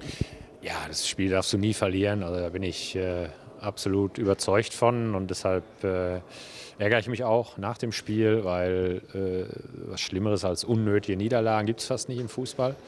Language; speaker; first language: German; native; German